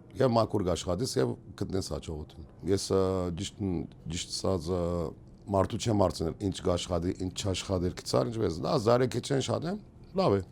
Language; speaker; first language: Armenian; early bilingual, heritage; Armenian